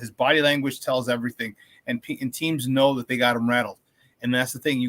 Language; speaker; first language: English; native; English